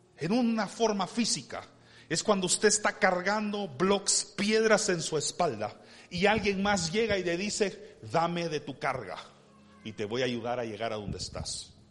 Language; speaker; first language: Spanish; early bilingual, heritage; Spanish